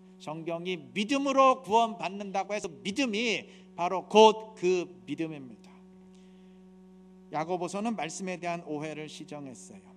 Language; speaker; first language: Korean; native; Korean